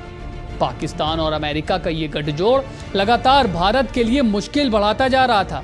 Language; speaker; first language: Hindi; native; Hindi